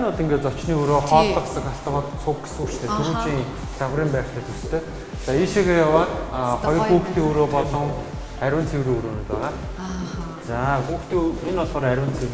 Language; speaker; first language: Mongolian; native; Mongolian